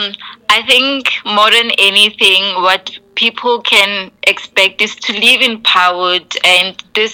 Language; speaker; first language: English; non-native, local second language; Tswana